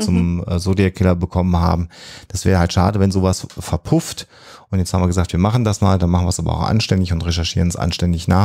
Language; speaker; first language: German; native; German